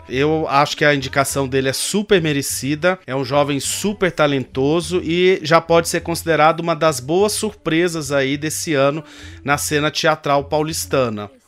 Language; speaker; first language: Portuguese; native; Portuguese